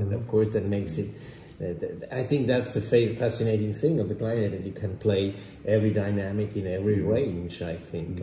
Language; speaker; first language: English; non-native, fluent; German